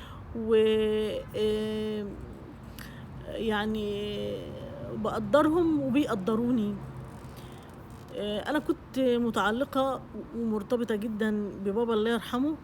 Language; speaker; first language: Arabic; native; Arabic